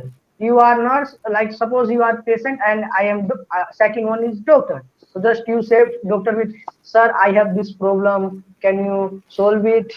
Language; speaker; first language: English; non-native, learner; Hindi